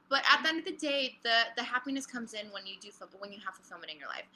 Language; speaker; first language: English; early bilingual, other home language; Spanish